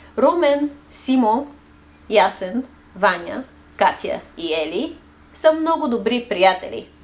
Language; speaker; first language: Bulgarian; native; Bulgarian